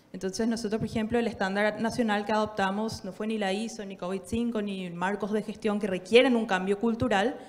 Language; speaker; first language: Spanish; native; Spanish